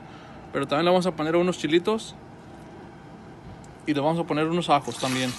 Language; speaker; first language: Spanish; native; Spanish